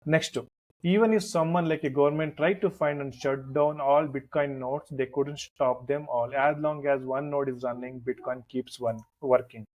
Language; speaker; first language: English; non-native, local second language; Kannada